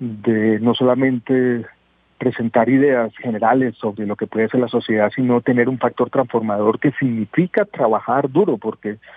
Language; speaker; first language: Spanish; native; Spanish